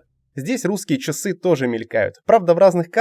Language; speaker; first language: Russian; native; Russian